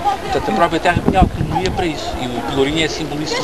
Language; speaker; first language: Portuguese; native; Portuguese